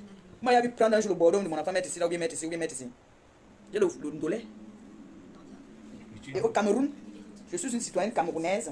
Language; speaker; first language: French; native; French